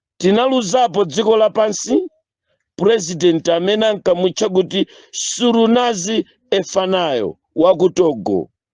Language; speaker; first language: Nyanja; native; Nyanja